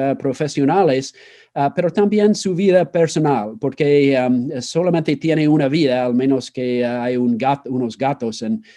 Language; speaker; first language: Spanish; non-native, fluent; English